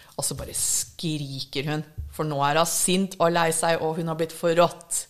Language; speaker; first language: Norwegian; early bilingual, other home language; English